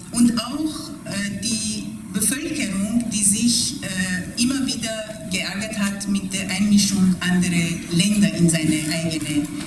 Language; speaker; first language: German; non-native, fluent; Persian